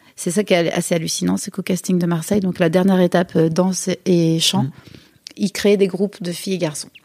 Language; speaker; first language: French; native; French